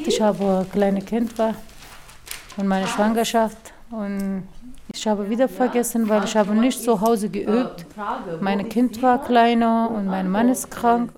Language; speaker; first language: German; non-native, learner; Persian